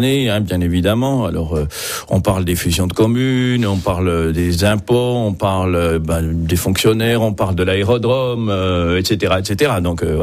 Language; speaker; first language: French; native; French